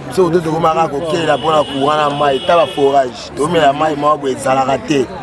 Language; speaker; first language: Lingala; native; Lingala